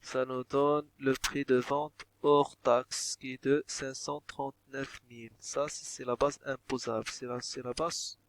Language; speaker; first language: French; non-native, local second language; Arabic